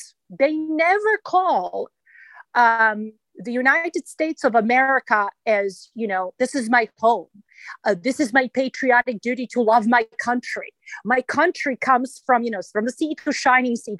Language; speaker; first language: English; non-native, fluent; Serbian